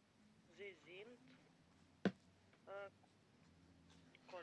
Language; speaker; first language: German; non-native, learner; Macedonian